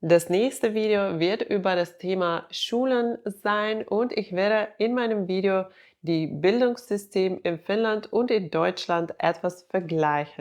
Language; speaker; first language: German; non-native, fluent; Finnish